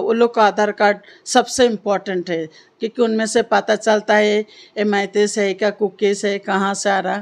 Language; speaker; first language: Hindi; non-native, local second language; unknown